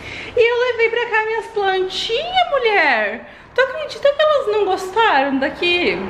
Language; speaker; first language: Portuguese; native; Portuguese